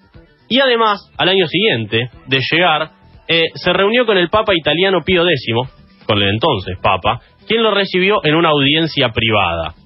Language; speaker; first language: Spanish; native; Spanish